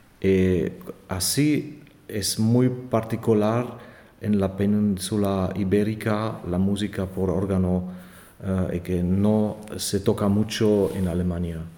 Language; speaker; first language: Spanish; non-native, learner; German